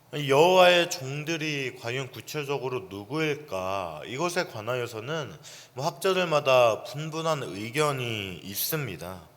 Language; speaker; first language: Korean; native; Korean